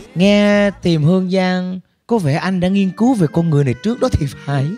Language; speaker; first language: Vietnamese; native; Vietnamese